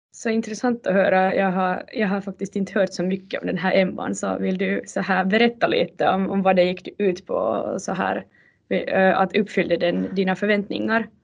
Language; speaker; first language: Swedish; native; Swedish